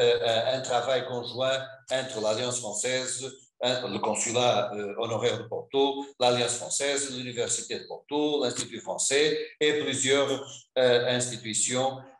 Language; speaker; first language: French; non-native, fluent; Portuguese